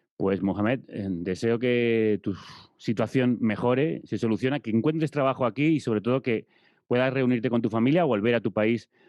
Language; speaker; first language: Spanish; native; Spanish